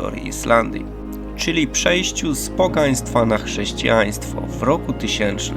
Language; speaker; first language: Polish; native; Polish